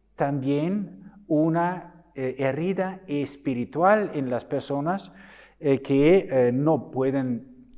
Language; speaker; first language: Spanish; non-native, fluent; German